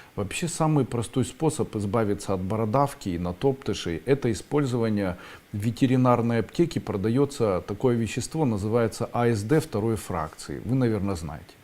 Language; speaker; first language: Russian; native; Russian